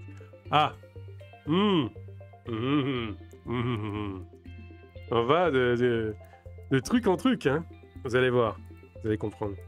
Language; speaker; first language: French; native; French